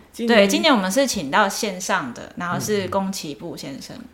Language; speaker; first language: Chinese; non-native, local second language; Cantonese